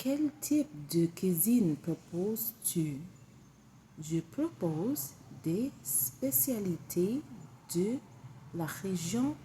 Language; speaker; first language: French; non-native, learner; English